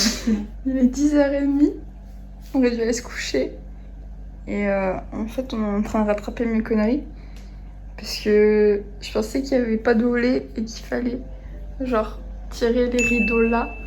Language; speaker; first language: French; native; French